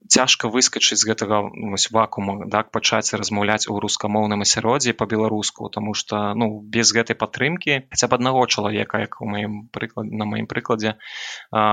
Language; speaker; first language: Belarusian; non-native, local second language; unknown